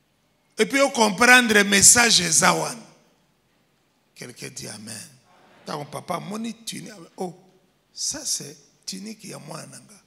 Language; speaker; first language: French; non-native, local second language; Lingala